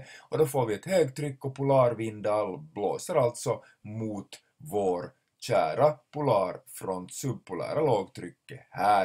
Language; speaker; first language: Swedish; native; Swedish